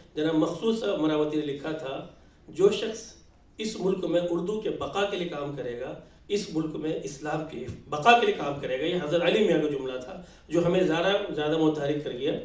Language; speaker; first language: Urdu; native; Urdu